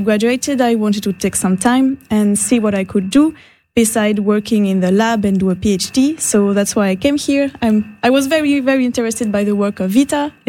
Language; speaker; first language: English; non-native, fluent; French